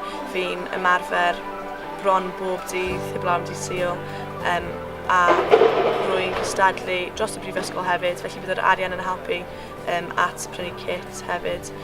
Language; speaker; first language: Welsh; native; Welsh